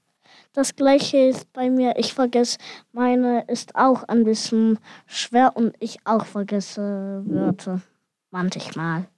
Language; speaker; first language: German; non-native, learner; Ukrainian